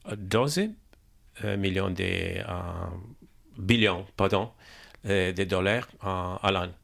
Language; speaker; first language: French; non-native, learner; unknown